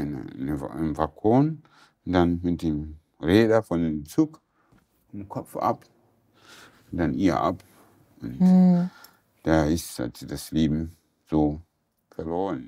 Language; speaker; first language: German; non-native, local second language; Portuguese